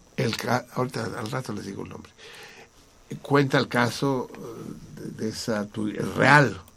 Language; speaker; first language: Spanish; native; Spanish